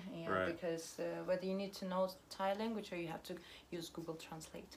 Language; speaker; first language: English; non-native, fluent; Russian